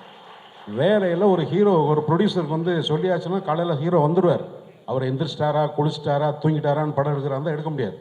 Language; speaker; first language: Tamil; native; Tamil